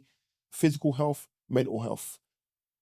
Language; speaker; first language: English; native; English